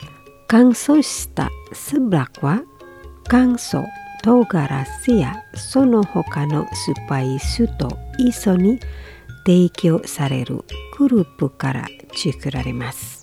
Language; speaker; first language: Japanese; non-native, fluent; Indonesian